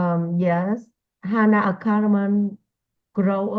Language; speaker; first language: English; non-native, learner; Vietnamese